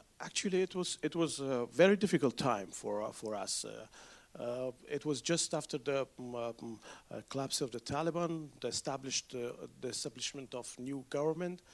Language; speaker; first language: English; non-native, fluent; Persian